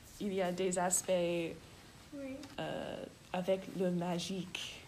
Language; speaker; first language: French; non-native, learner; English